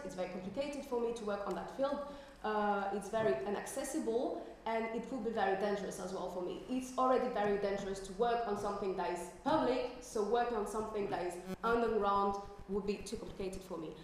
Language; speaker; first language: English; non-native, fluent; French